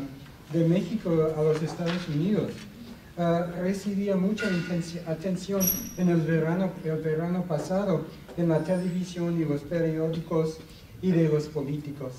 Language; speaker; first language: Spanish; non-native, fluent; English